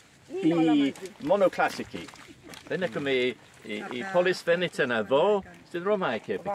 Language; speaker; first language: Greek; non-native, learner; English